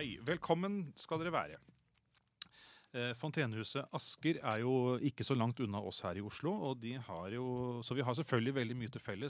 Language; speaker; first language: Norwegian; native; Norwegian